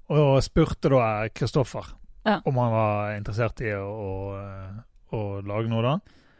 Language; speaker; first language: Norwegian; native; Norwegian